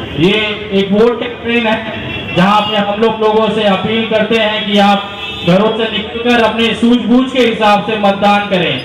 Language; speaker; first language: Hindi; native; Hindi